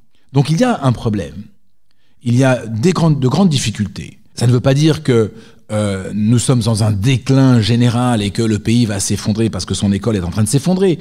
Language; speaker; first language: French; native; French